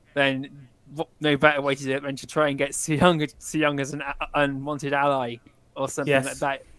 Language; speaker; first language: English; native; English